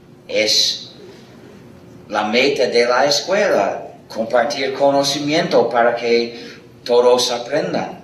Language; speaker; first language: Spanish; non-native, fluent; English